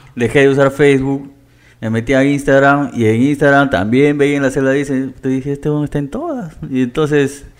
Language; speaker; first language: Spanish; native; Spanish